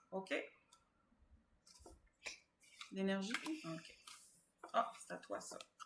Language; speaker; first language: French; native; French